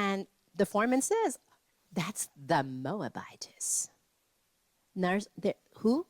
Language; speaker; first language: English; native; English